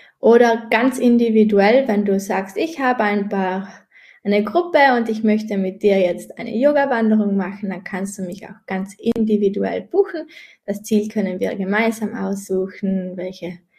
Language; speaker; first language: German; native; German